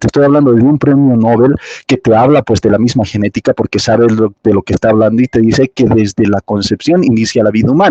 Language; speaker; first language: Spanish; native; Spanish